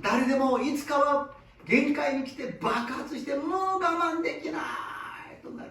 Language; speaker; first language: Japanese; non-native, fluent; Korean